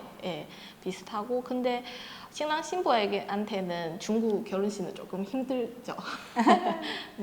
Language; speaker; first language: Korean; non-native, fluent; Chinese